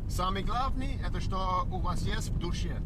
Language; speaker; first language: Russian; non-native, learner; English